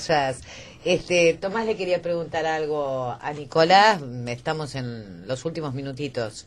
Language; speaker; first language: Spanish; native; Spanish